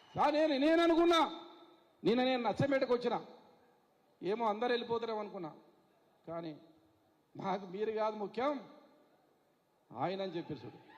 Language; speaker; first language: Telugu; native; Telugu